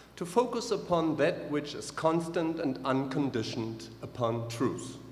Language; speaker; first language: English; non-native, fluent; German